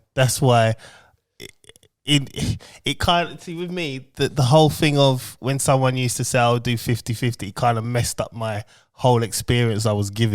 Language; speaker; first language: English; native; English